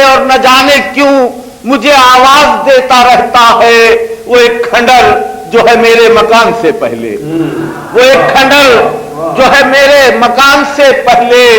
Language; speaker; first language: Urdu; native; Urdu